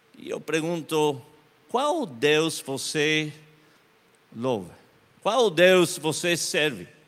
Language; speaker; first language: Portuguese; non-native, learner; Spanish